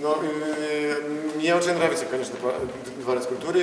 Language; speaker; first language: Russian; non-native, learner; Polish